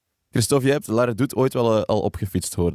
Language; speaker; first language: Dutch; native; Dutch